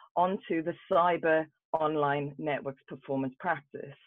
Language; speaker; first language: English; native; English